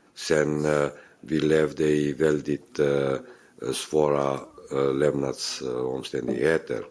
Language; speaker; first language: Swedish; non-native, fluent; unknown